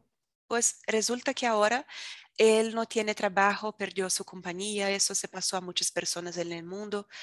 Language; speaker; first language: Spanish; non-native, fluent; Portuguese